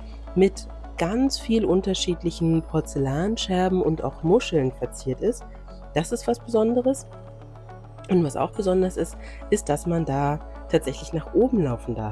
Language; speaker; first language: German; native; German